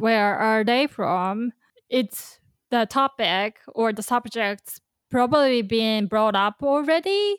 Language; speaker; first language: English; non-native, fluent; Japanese